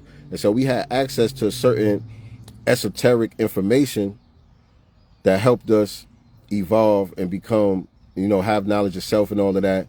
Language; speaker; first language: English; native; English